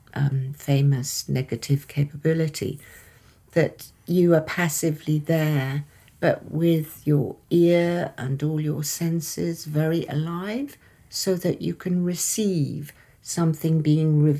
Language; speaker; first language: English; early bilingual, other home language; Persian